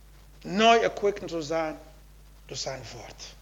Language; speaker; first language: German; non-native, learner; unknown